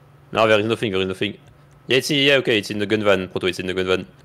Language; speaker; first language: English; non-native, fluent; French